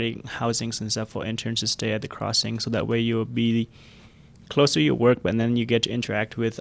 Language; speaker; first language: English; non-native, fluent; Khmer